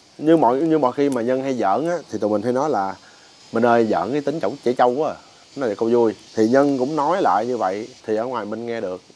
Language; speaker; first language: Vietnamese; native; Vietnamese